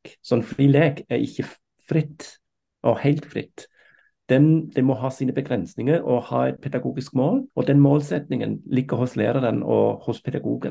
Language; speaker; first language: Norwegian; non-native, fluent; German